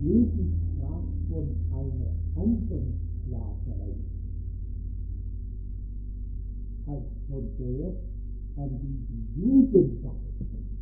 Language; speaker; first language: German; native; German